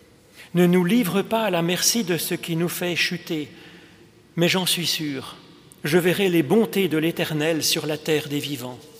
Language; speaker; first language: French; native; French